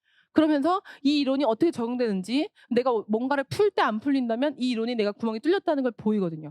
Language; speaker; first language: Korean; native; Korean